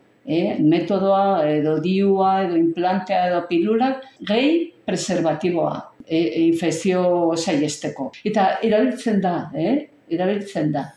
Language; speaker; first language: Basque; non-native, local second language; Spanish